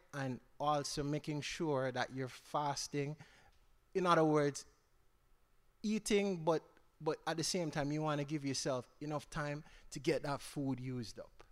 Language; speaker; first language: English; native; English